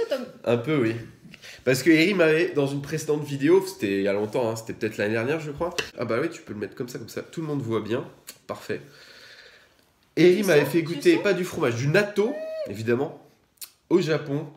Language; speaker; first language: French; native; French